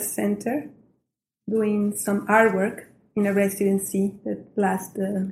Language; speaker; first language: English; non-native, fluent; Spanish